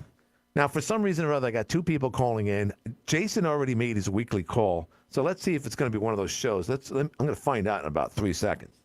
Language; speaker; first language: English; native; English